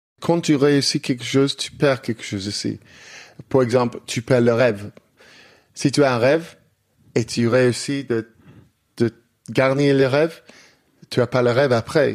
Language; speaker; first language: French; non-native, learner; English